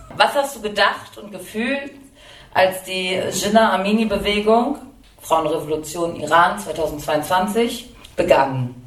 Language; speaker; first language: German; native; German